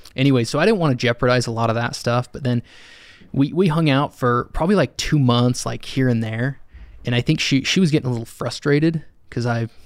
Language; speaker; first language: English; native; English